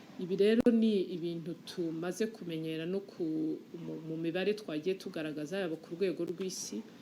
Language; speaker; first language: Kinyarwanda; native; Kinyarwanda